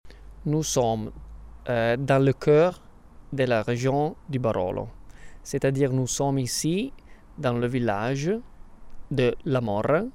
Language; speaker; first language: French; non-native, fluent; Italian